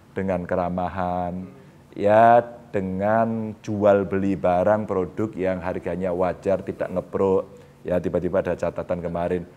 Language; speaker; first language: Indonesian; native; Indonesian